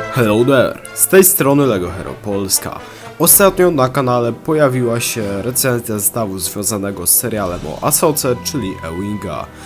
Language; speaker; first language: Polish; native; Polish